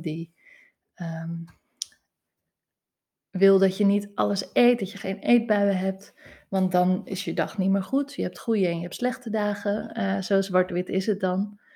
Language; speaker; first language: Dutch; native; Dutch